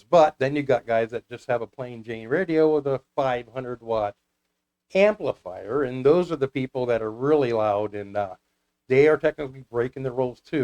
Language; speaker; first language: English; native; English